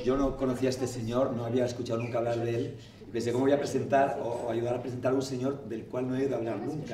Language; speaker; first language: Spanish; native; Spanish